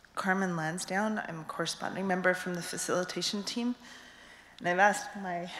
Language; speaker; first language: English; native; English